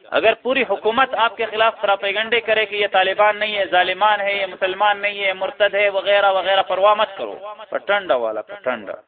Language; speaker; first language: Urdu; non-native, local second language; Pashto